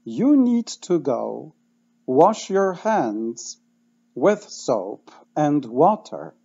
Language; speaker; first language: English; non-native, fluent; Polish